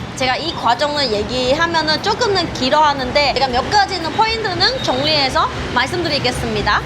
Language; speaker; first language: Korean; non-native, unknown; Vietnamese